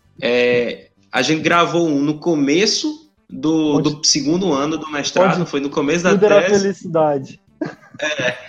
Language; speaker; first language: Portuguese; native; Portuguese